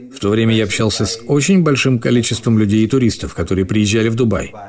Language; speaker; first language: Russian; non-native, fluent; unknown